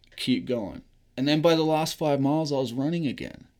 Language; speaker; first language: English; native; English